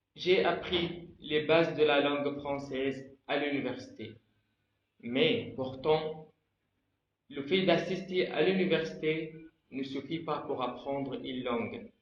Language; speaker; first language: French; non-native, fluent; Arabic